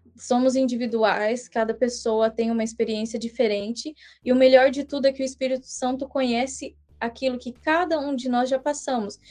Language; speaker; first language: Portuguese; early bilingual, heritage; English